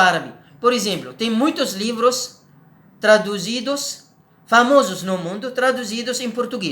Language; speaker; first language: Portuguese; non-native, learner; Arabic